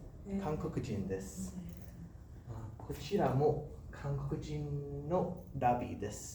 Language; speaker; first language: Japanese; non-native, learner; English